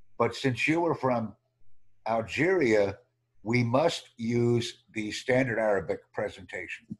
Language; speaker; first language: English; native; English